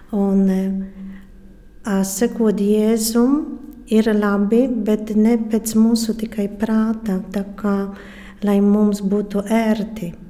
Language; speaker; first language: Latvian; non-native, fluent; Polish